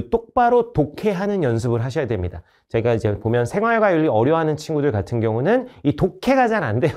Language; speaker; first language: Korean; native; Korean